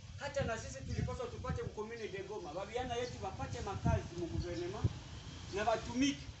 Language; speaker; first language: Swahili; non-native, local second language; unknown